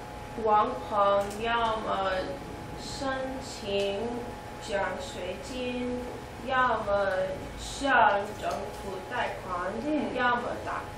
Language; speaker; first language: Chinese; non-native, learner; English